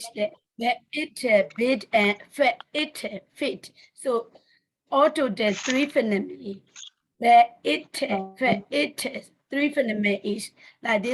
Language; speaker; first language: English; non-native, learner; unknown